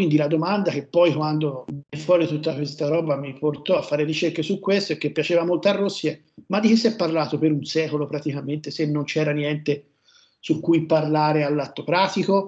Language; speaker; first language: Italian; native; Italian